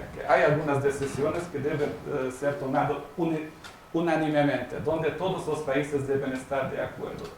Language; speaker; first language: Spanish; non-native, fluent; Hungarian